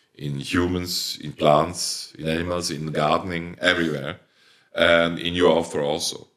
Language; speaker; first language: English; non-native, fluent; German